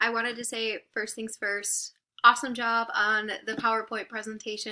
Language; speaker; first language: English; native; English